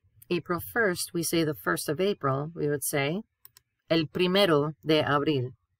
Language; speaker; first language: English; native; English